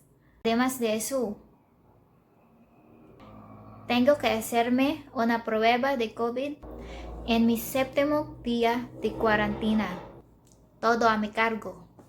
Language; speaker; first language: Spanish; non-native, learner; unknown